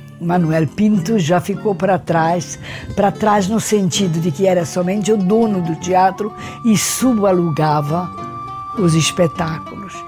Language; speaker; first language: Portuguese; early bilingual, other home language; Hungarian